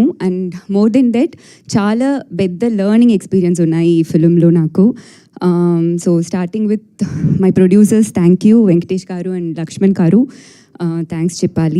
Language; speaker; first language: Telugu; non-native, learner; Tamil